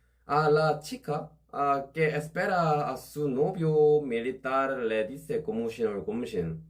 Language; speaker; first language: Spanish; non-native, learner; Korean